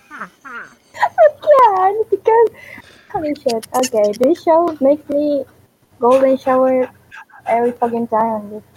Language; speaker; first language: English; non-native, fluent; Spanish